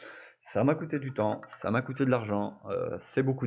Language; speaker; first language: French; native; French